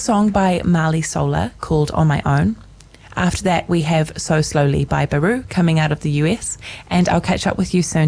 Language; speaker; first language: English; native; English